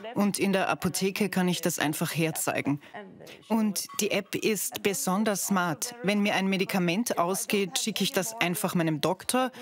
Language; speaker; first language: German; native; German